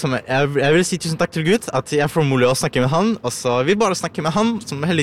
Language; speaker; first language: Norwegian; non-native, learner; Ukrainian